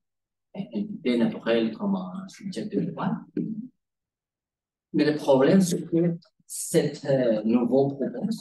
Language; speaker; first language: French; non-native, learner; Spanish